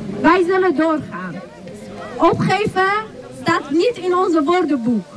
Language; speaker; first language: Dutch; early bilingual, other home language; Arabic